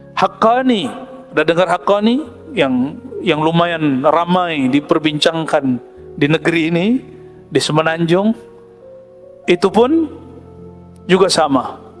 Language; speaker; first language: Malay; non-native, local second language; Minangkabau